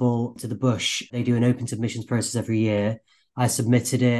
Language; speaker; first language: English; native; English